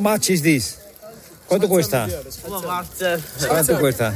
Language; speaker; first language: Spanish; native; Spanish